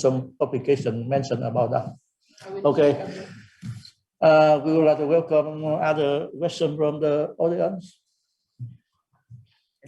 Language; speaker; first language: English; non-native, fluent; Vietnamese